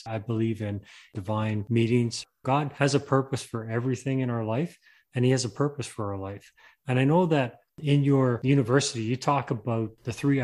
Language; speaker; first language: English; native; English